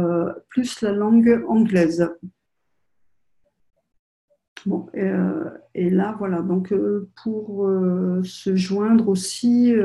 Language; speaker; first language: French; native; French